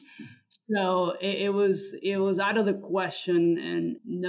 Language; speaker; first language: English; non-native, fluent; Spanish